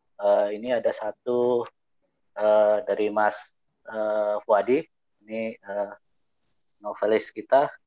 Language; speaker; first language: Indonesian; native; Indonesian